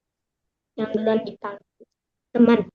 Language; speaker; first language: Indonesian; native; Indonesian